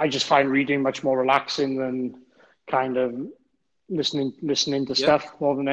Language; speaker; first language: English; native; English